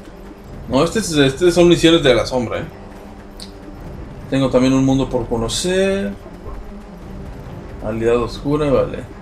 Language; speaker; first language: Spanish; native; Spanish